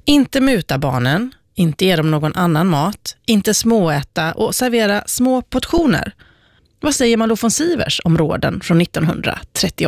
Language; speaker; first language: Swedish; native; Swedish